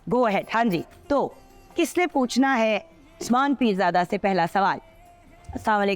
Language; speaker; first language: Urdu; native; Urdu